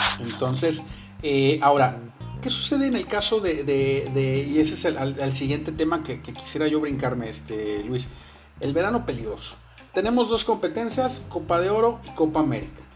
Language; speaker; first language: Spanish; native; Spanish